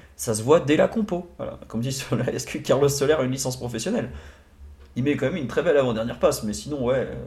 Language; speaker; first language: French; native; French